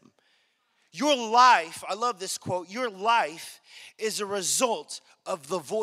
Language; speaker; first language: English; native; English